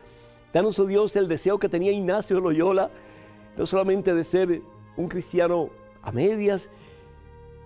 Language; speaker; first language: Spanish; native; Spanish